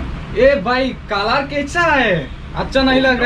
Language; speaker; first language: Hindi; non-native, local second language; Assamese